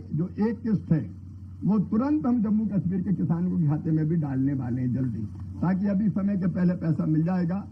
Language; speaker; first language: Hindi; native; Hindi